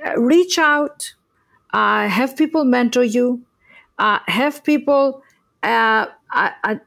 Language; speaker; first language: English; non-native, fluent; Greek